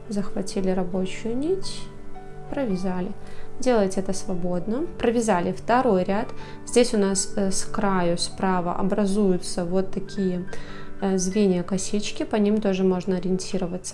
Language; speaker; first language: Russian; native; Russian